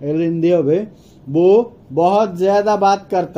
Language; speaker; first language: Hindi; non-native, fluent; Bangla